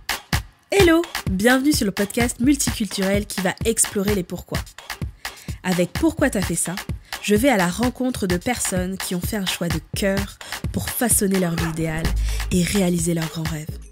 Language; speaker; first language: French; native; French